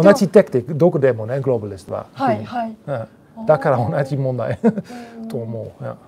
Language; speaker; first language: Japanese; non-native, learner; Dutch